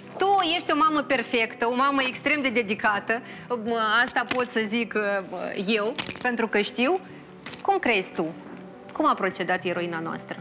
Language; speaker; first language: Romanian; native; Romanian